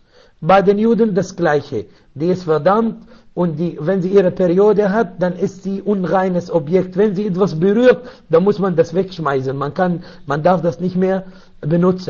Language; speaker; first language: German; non-native, learner; Arabic